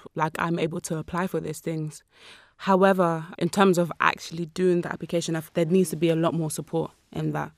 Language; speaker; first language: English; native; English